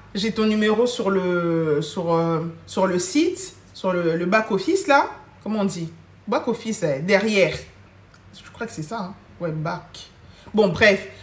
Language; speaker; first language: French; early bilingual, other home language; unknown